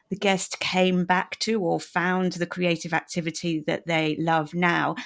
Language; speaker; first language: English; native; English